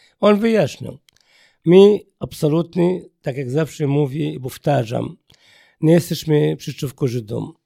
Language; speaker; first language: Polish; non-native, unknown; Arabic